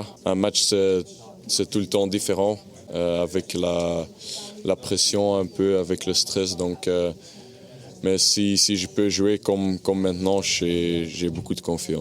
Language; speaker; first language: French; non-native, fluent; Dutch